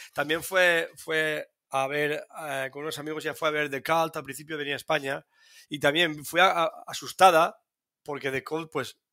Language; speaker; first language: Spanish; native; Spanish